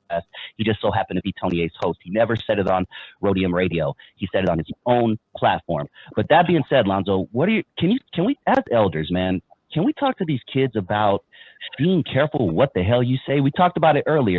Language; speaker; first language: English; native; English